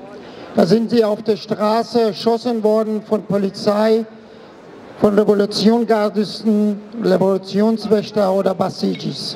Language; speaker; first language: German; non-native, fluent; Persian